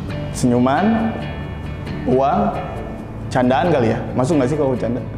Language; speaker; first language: Indonesian; native; Indonesian